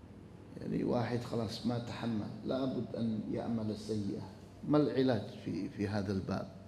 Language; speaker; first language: Arabic; non-native, fluent; Indonesian